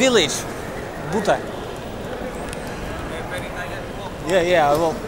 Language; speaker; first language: English; non-native, learner; Russian